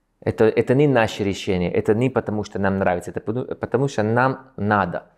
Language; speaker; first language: Russian; non-native, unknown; Italian